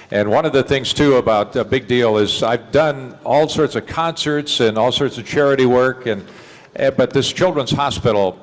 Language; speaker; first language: English; native; English